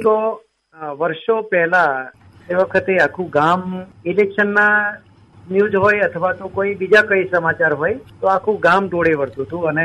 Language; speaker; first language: Gujarati; native; Gujarati